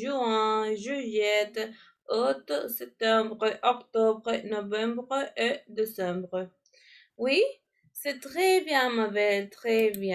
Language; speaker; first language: French; non-native, fluent; Spanish